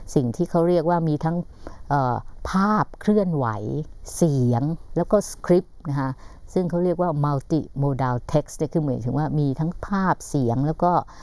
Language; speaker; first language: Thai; native; Thai